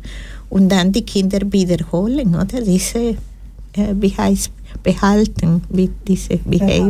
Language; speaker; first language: German; non-native, learner; Spanish